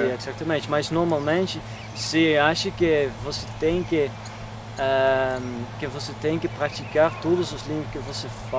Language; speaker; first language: Portuguese; non-native, learner; Dutch